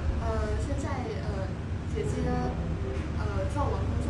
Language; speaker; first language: Chinese; non-native, learner; Khmer